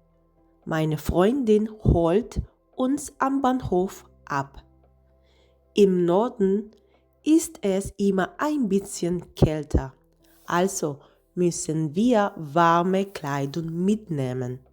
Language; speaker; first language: German; non-native, fluent; Spanish